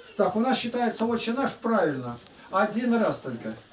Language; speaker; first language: Russian; native; Russian